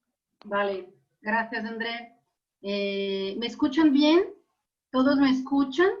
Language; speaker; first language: Spanish; non-native, fluent; Portuguese